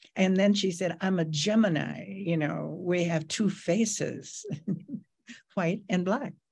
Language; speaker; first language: English; native; English